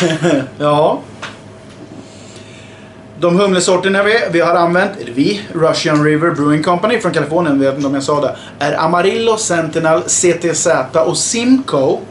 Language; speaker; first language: Swedish; native; Swedish